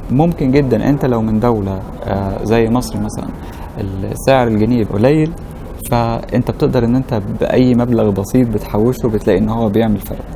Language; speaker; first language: Arabic; native; Arabic